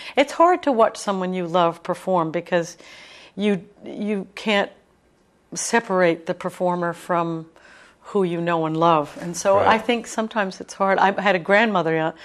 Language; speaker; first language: English; native; English